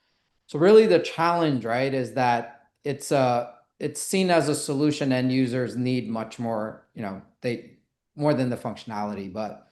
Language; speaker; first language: English; native; English